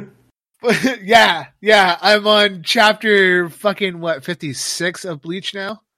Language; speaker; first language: English; native; English